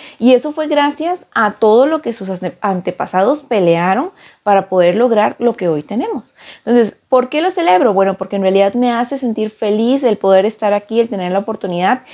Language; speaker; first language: Spanish; native; Spanish